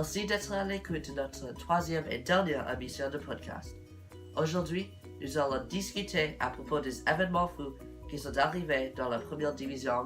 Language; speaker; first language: French; non-native, learner; English